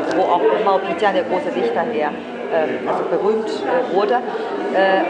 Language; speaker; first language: German; non-native, fluent; Chinese